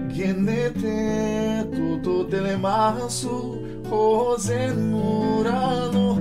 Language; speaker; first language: Portuguese; native; Portuguese